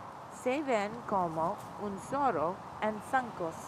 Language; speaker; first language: Spanish; non-native, learner; English